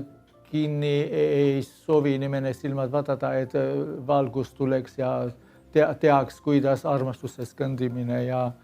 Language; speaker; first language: Estonian; non-native, learner; Armenian